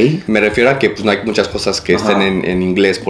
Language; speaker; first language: Spanish; native; Spanish